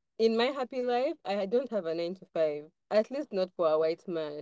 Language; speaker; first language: English; non-native, local second language; Ganda